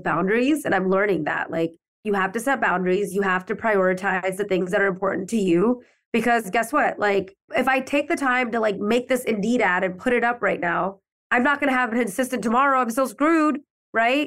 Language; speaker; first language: English; native; English